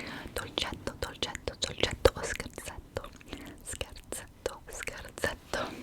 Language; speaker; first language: Italian; non-native, fluent; English